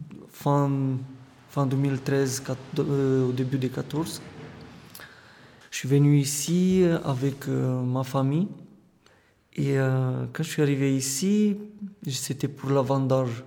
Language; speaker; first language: French; non-native, fluent; Romanian